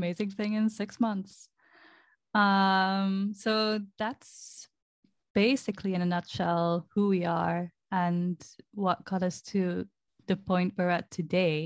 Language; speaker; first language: English; non-native, fluent; Dutch